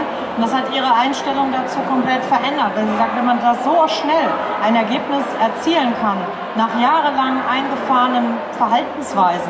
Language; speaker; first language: German; native; German